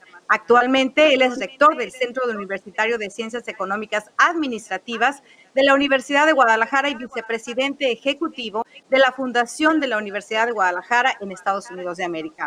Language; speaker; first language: Spanish; native; Spanish